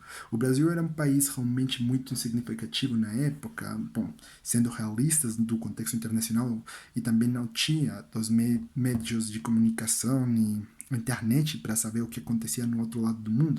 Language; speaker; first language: Portuguese; non-native, learner; Spanish